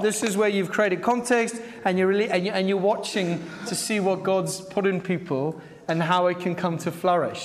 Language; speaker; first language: English; native; English